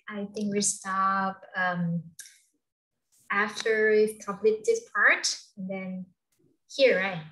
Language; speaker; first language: English; non-native, fluent; Vietnamese